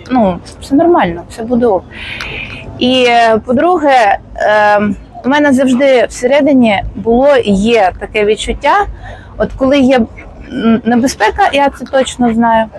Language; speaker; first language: Ukrainian; non-native, local second language; Russian